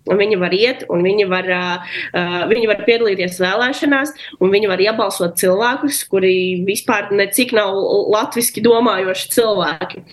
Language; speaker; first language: Latvian; non-native, local second language; Russian